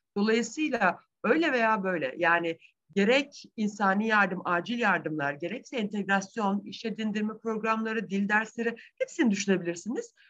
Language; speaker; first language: Turkish; native; Turkish